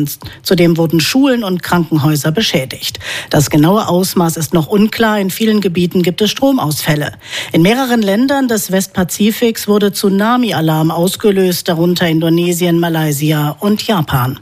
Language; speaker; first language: German; native; German